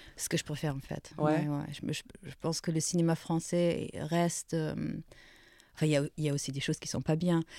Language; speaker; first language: French; non-native, fluent; German